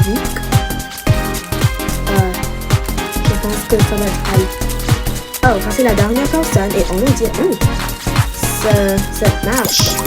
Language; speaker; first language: French; non-native, learner; English